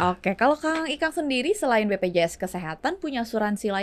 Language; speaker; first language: Indonesian; native; Indonesian